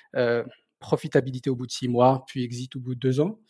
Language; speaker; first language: French; non-native, local second language; Berber languages